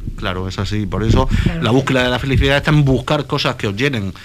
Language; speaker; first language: Spanish; native; Spanish